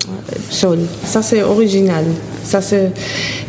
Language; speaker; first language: French; non-native, fluent; German